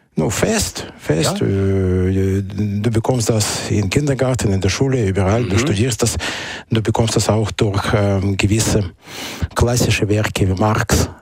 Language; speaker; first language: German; non-native, fluent; Russian